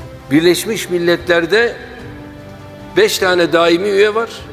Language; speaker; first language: Turkish; native; Turkish